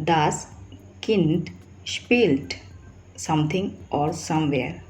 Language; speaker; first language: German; non-native, fluent; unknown